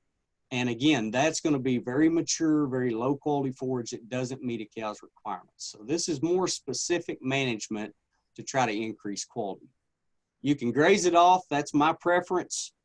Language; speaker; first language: English; native; English